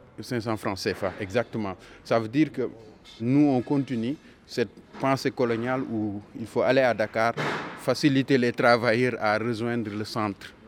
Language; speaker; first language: French; non-native, local second language; Wolof